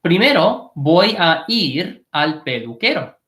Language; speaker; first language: Spanish; non-native, fluent; English